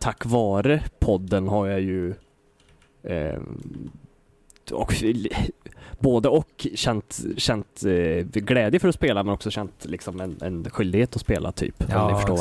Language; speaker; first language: Swedish; native; Swedish